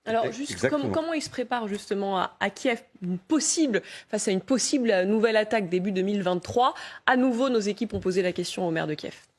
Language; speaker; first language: French; native; French